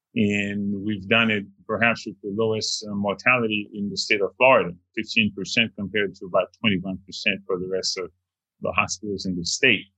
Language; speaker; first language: English; non-native, fluent; Haitian Creole